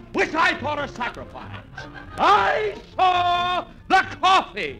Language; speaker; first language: English; native; English